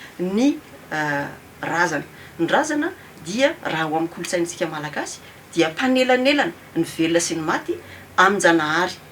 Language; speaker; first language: Malagasy; early bilingual, heritage; Malagasy